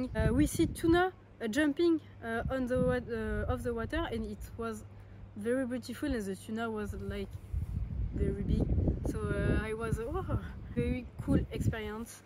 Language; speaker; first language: English; non-native, learner; French